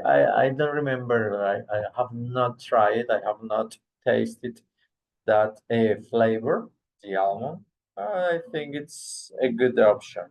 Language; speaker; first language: English; non-native, fluent; Spanish